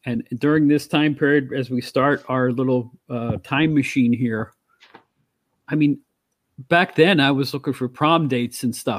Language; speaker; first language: English; native; English